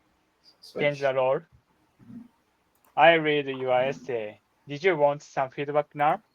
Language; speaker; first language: English; non-native, learner; Japanese